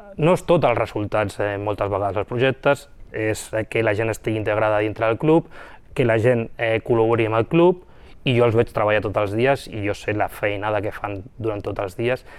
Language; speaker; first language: Catalan; non-native, local second language; Spanish